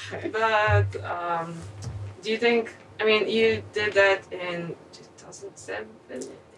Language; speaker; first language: English; non-native, fluent; Slovenian